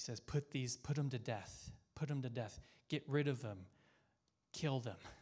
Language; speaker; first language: English; native; English